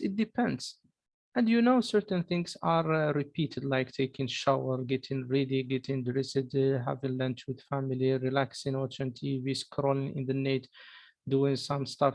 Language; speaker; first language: English; non-native, fluent; Arabic